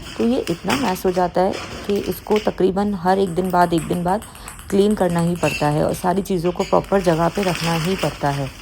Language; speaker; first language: Urdu; native; Urdu